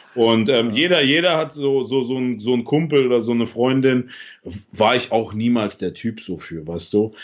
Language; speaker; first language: German; early bilingual, other home language; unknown